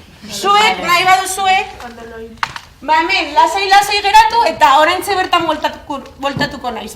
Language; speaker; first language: Basque; non-native, local second language; Spanish